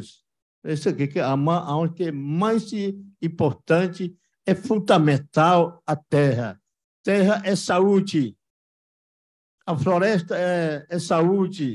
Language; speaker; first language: Portuguese; non-native, local second language; Yanomámi